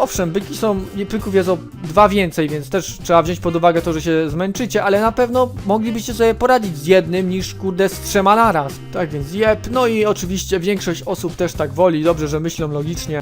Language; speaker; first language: Polish; native; Polish